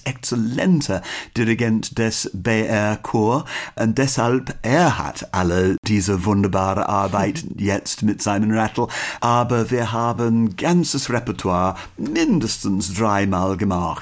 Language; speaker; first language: German; non-native, learner; English